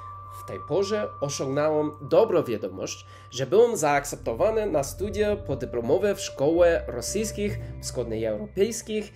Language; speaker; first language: Polish; non-native, learner; English